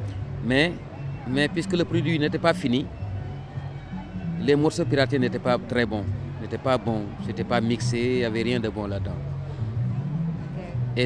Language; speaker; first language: French; non-native, local second language; Wolof